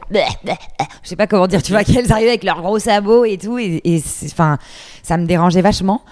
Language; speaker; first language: French; native; French